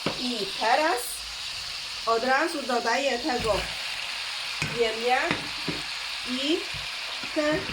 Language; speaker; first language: Polish; non-native, learner; Chinese